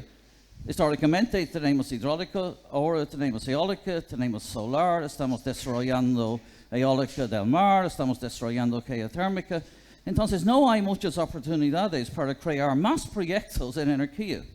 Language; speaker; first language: Spanish; non-native, fluent; English